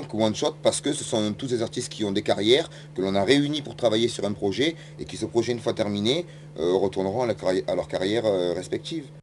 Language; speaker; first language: French; native; French